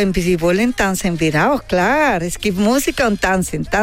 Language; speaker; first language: German; non-native, learner; Spanish